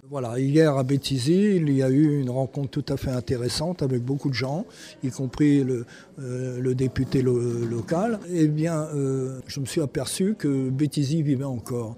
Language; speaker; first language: French; native; French